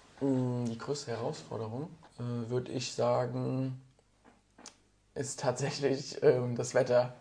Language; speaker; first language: German; native; German